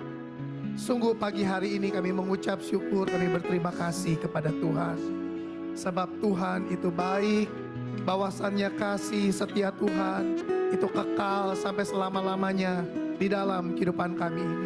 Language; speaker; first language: Indonesian; native; Indonesian